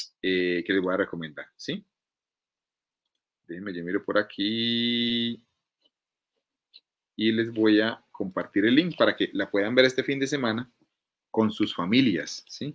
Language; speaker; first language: Spanish; native; Spanish